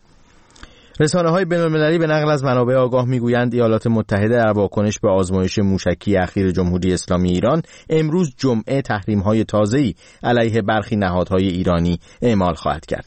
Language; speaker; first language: Persian; native; Persian